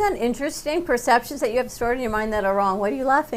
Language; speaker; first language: English; native; English